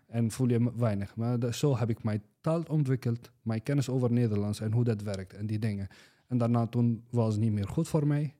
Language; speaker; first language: Dutch; non-native, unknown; Arabic